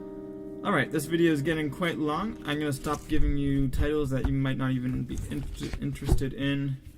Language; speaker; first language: English; native; English